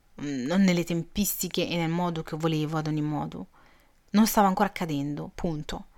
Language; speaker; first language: Italian; early bilingual, other home language; Arabic